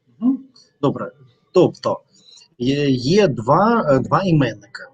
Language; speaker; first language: Ukrainian; non-native, learner; Russian